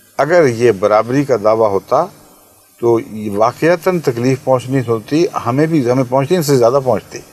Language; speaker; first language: Urdu; non-native, local second language; Punjabi